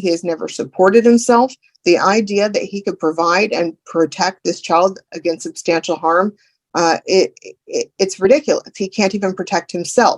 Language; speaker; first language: English; native; English